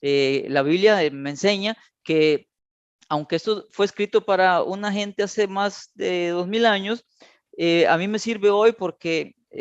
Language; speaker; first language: Spanish; native; Spanish